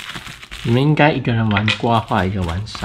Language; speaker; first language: Chinese; native; Chinese